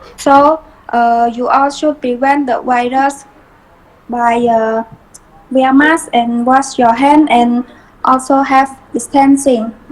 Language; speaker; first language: English; non-native, learner; Khmer